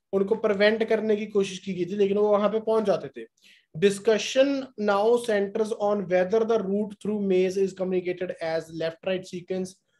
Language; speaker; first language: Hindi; non-native, local second language; Punjabi